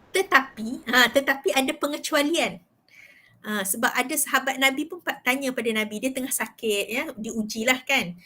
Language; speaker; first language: Malay; native; Malay